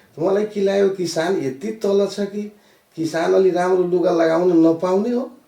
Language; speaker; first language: Nepali; non-native, local second language; Maithili